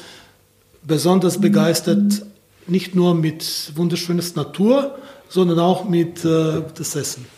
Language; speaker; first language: German; non-native, fluent; Slovenian